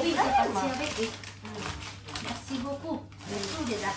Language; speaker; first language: French; non-native, learner; Vietnamese